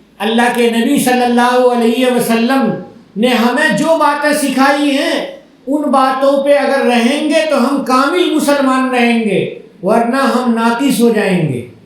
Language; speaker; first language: Urdu; native; Urdu